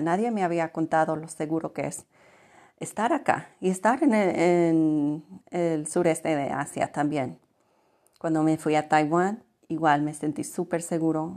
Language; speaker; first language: Spanish; early bilingual, heritage; Spanish